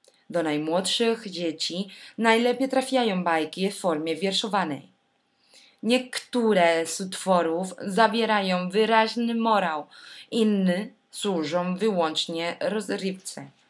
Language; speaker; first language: Polish; non-native, learner; Spanish